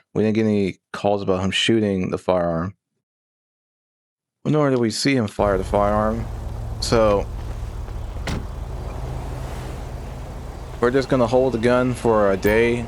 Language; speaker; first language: English; native; English